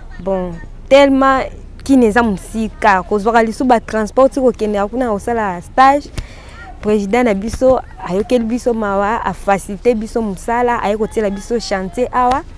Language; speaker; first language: Lingala; non-native, local second language; Kituba (Democratic Republic of Congo)